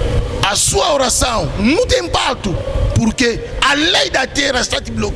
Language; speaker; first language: Portuguese; non-native, learner; Lingala